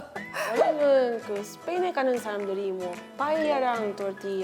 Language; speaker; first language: Korean; non-native, fluent; Spanish